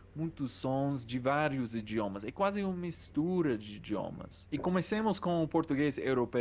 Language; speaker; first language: Portuguese; non-native, fluent; English